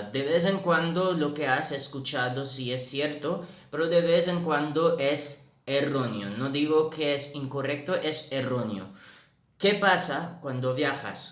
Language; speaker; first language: Spanish; non-native, fluent; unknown